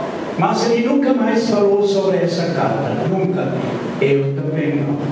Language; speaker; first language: Portuguese; non-native, fluent; German